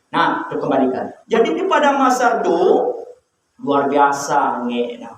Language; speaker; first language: Malay; non-native, local second language; Minangkabau